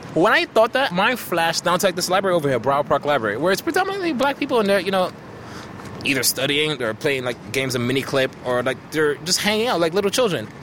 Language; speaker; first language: English; early bilingual, other home language; Haitian Creole